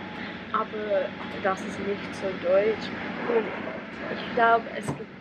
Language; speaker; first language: German; non-native, learner; English